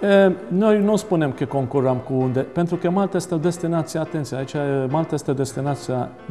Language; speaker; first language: Romanian; non-native, learner; Maltese